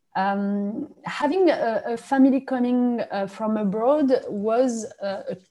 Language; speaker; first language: English; non-native, fluent; French